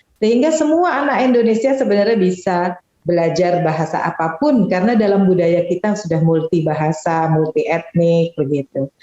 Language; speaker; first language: Indonesian; native; Indonesian